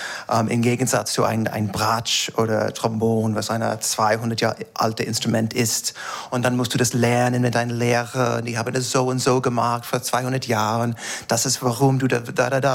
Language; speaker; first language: German; non-native, fluent; English